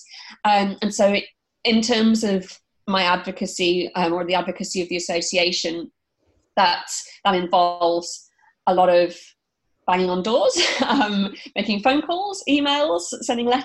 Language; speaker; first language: English; native; English